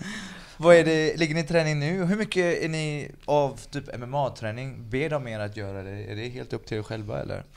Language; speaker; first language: Swedish; native; Swedish